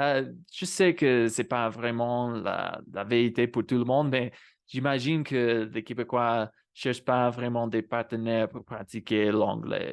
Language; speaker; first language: French; non-native, fluent; English